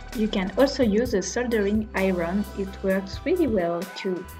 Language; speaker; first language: English; non-native, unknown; French